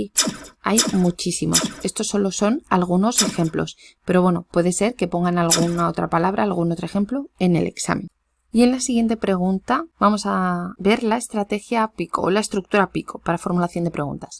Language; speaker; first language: Spanish; native; Spanish